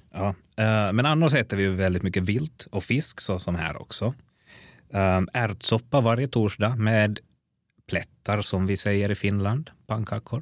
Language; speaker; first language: Swedish; native; Swedish